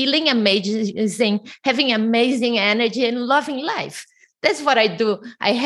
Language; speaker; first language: English; non-native, fluent; Portuguese